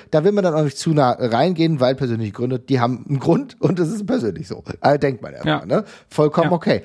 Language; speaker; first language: German; native; German